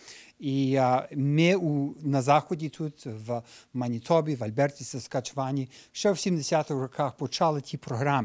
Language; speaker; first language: Ukrainian; early bilingual, heritage; Ukrainian